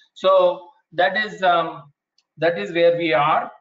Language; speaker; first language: English; non-native, local second language; Marathi